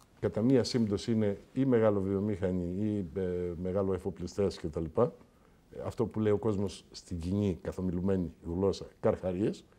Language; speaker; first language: Greek; native; Greek